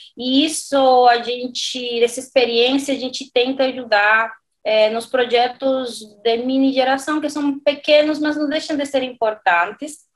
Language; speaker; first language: Portuguese; non-native, fluent; Spanish